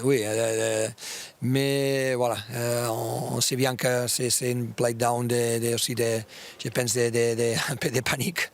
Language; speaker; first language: French; non-native, fluent; Spanish